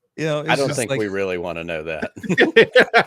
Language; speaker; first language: English; native; English